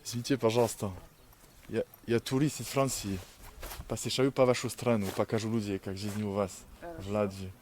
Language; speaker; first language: Russian; non-native, learner; French